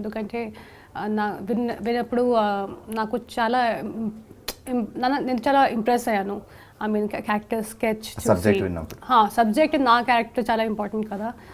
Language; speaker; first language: Telugu; non-native, learner; Hindi